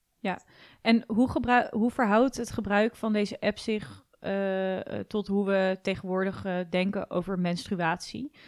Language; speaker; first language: Dutch; native; Dutch